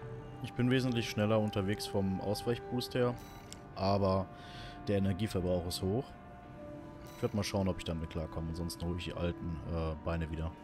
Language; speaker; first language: German; native; German